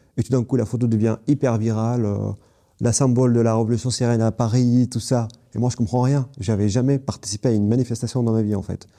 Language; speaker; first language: French; non-native, fluent; Kurdish